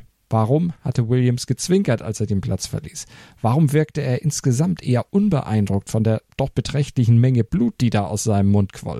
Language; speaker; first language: German; native; German